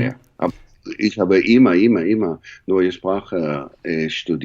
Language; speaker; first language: German; non-native, learner; English